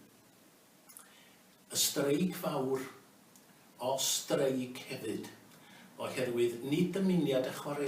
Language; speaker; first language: Welsh; native; Welsh